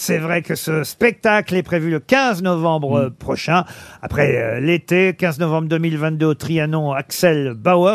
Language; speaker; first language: French; native; French